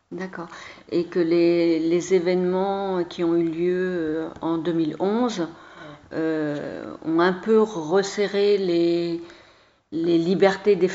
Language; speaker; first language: French; native; French